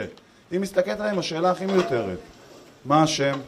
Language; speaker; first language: Hebrew; native; Hebrew